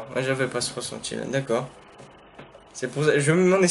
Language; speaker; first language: French; native; French